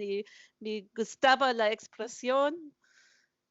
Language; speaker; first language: Spanish; non-native, learner; German